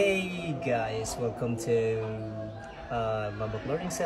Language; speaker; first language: English; non-native, fluent; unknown